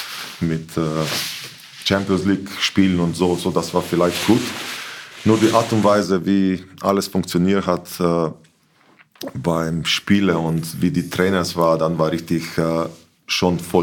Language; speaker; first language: German; non-native, learner; Slovenian